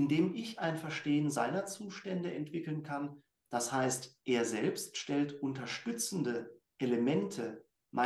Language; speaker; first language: German; native; German